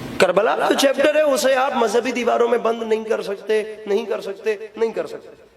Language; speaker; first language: Urdu; non-native, local second language; Punjabi